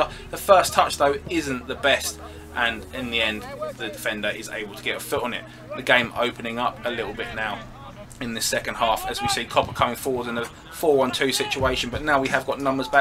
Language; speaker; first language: English; native; English